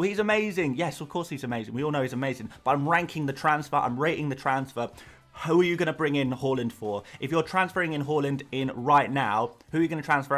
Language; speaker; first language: English; native; English